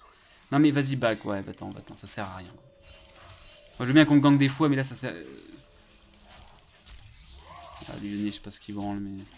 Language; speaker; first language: French; native; French